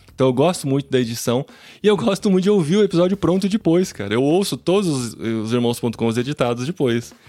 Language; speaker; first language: Portuguese; native; Portuguese